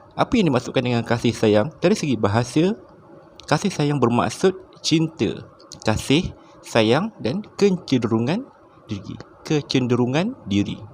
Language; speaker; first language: Malay; native; Malay